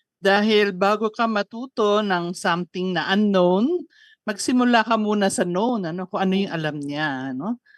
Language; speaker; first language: Filipino; non-native, local second language; Waray